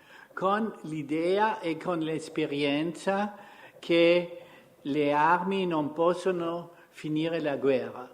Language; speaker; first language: Italian; non-native, fluent; German